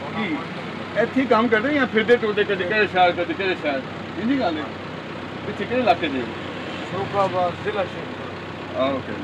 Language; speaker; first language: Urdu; non-native, local second language; Punjabi